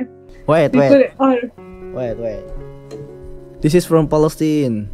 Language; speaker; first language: English; non-native, learner; Indonesian